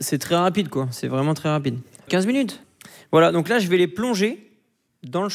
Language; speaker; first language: French; native; French